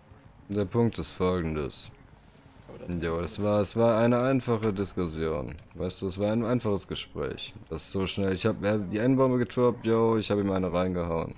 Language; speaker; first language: German; native; German